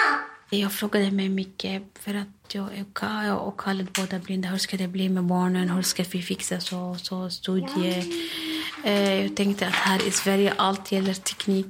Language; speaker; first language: Swedish; non-native, learner; Arabic